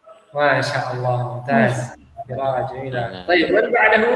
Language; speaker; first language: Arabic; non-native, fluent; Indonesian